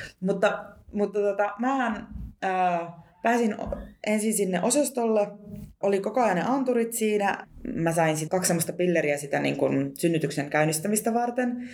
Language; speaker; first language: Finnish; early bilingual, other home language; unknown